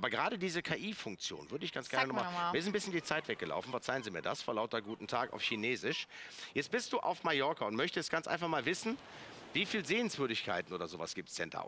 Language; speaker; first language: German; native; German